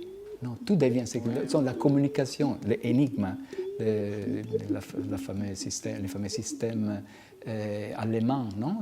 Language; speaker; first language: French; non-native, fluent; Italian